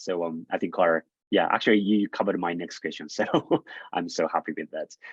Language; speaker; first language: English; non-native, fluent; Japanese